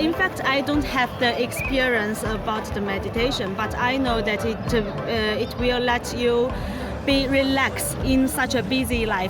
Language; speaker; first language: English; non-native, learner; Chinese